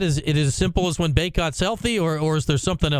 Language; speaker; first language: English; native; English